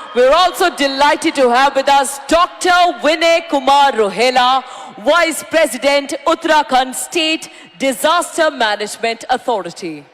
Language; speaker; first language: English; non-native, local second language; Hindi